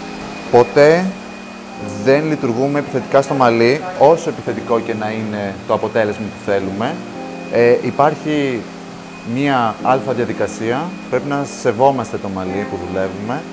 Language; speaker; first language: Greek; native; Greek